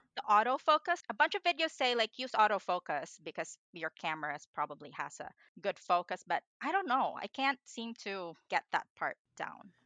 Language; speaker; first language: English; non-native, local second language; Filipino